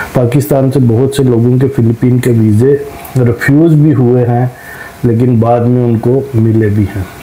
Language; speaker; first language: Urdu; non-native, local second language; Punjabi